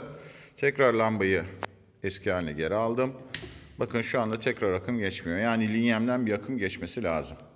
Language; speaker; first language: Turkish; native; Turkish